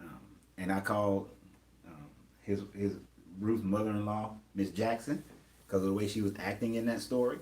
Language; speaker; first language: English; native; English